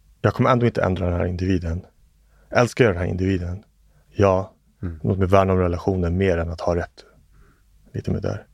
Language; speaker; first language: Swedish; early bilingual, other home language; English